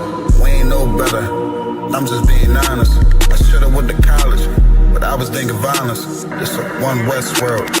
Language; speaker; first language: English; native; English